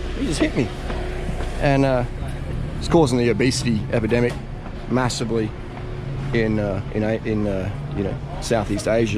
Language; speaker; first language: English; native; English